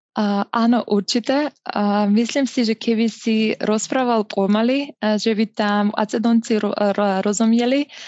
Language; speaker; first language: Slovak; non-native, fluent; Macedonian